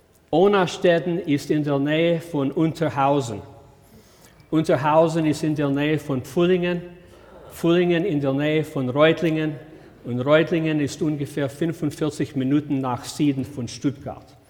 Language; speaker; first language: German; early bilingual, heritage; German